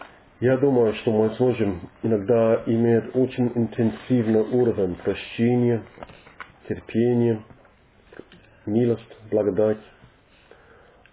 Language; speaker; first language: Russian; non-native, learner; English